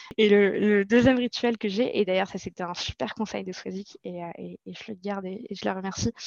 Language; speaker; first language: French; non-native, local second language; Arabic